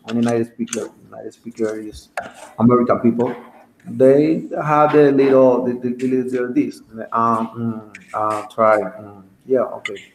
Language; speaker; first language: English; non-native, learner; Spanish